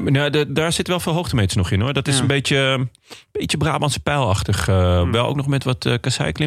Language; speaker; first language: Dutch; native; Dutch